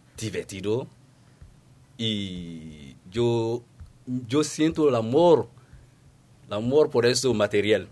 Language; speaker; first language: Spanish; non-native, learner; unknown